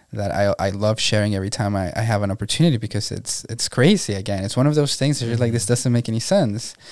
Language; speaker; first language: English; non-native, fluent; Spanish